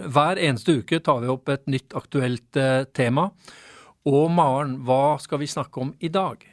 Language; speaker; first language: Norwegian; native; Norwegian